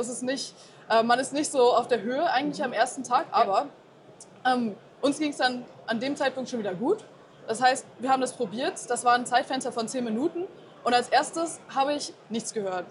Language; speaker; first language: German; native; German